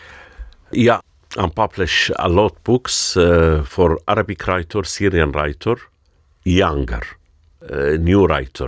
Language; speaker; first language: English; non-native, learner; Arabic